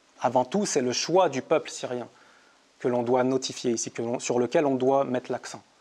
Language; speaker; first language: French; native; French